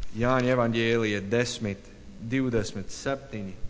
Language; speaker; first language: Latvian; non-native, learner; English